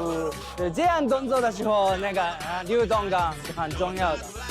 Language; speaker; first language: Chinese; non-native, fluent; Thai